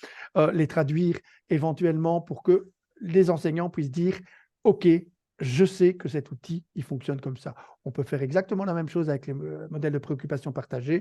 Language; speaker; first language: French; native; French